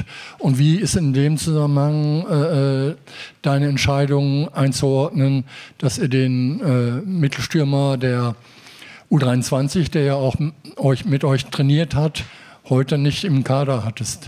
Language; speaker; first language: German; native; German